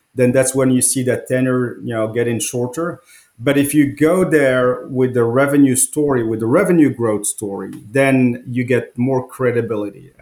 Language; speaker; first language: English; non-native, fluent; Arabic